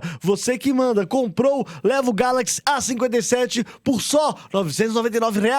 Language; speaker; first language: Portuguese; native; Portuguese